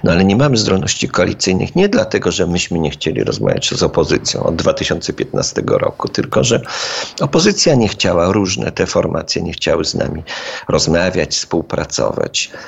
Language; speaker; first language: Polish; native; Polish